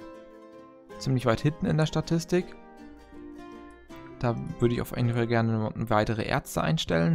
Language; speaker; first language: German; native; German